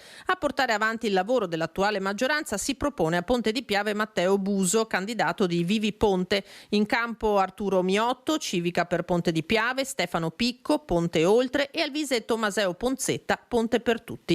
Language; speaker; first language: Italian; native; Italian